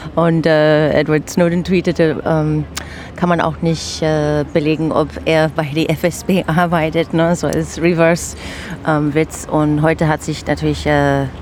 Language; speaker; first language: German; non-native, fluent; English